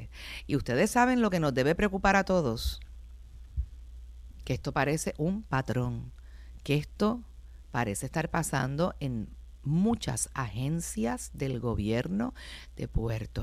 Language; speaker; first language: Spanish; native; Spanish